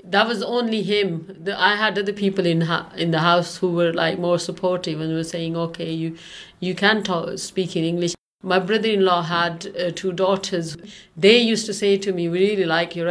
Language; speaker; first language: English; non-native, local second language; Urdu